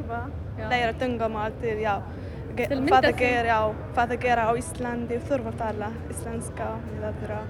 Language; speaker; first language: Icelandic; non-native, learner; Arabic